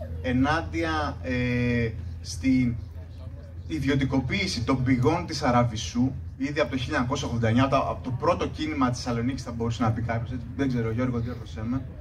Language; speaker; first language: Greek; native; Greek